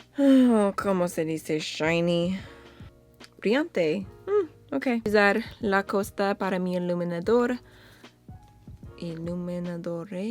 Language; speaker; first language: Spanish; non-native, learner; English